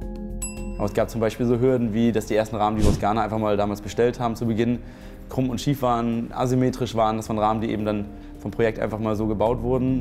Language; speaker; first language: German; native; German